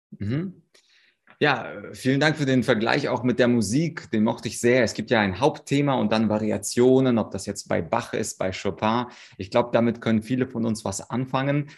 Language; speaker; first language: German; early bilingual, other home language; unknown